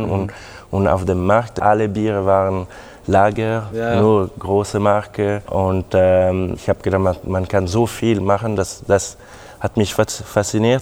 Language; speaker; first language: German; non-native, local second language; French